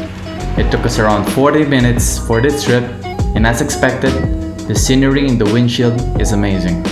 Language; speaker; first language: English; non-native, local second language; Filipino